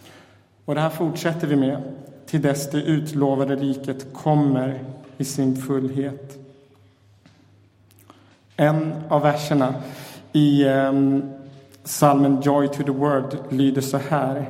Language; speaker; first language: Swedish; native; Swedish